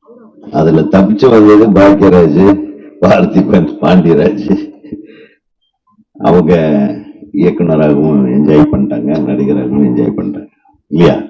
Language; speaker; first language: Tamil; native; Tamil